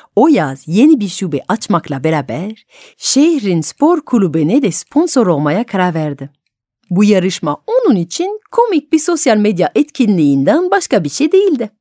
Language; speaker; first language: Turkish; non-native, fluent; French